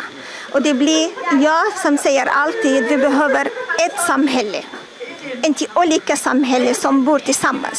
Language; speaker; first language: Swedish; non-native, fluent; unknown